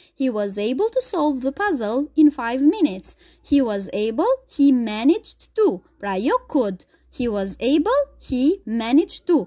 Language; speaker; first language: English; non-native, fluent; Albanian